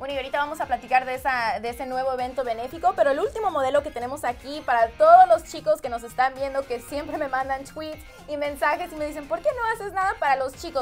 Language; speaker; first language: Spanish; native; Spanish